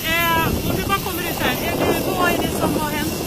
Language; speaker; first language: Swedish; native; Swedish